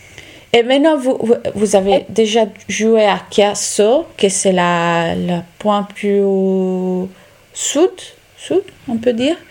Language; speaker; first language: French; non-native, fluent; Italian